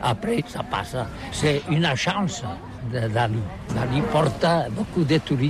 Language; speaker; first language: French; non-native, learner; Catalan